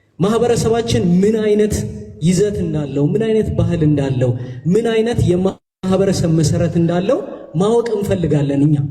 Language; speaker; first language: Amharic; native; Amharic